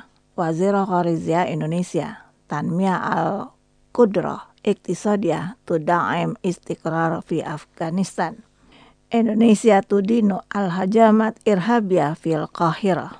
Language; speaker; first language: Arabic; non-native, fluent; Indonesian